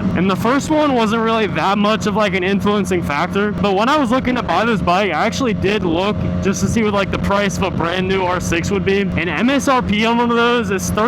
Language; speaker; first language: English; native; English